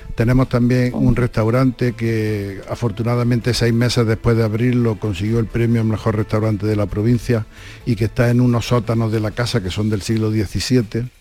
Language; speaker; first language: Spanish; native; Spanish